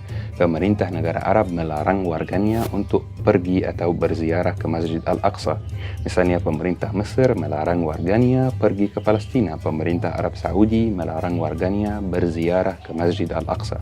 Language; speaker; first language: Indonesian; non-native, fluent; Arabic